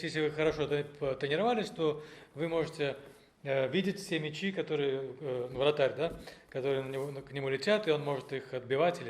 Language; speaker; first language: Russian; native; Russian